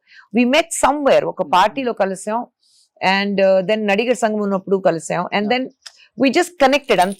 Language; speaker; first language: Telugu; non-native, fluent; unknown